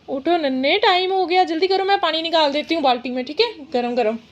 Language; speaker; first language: Hindi; non-native, local second language; Punjabi